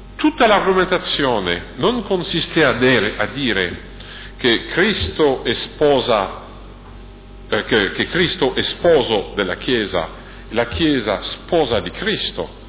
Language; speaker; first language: Italian; non-native, fluent; French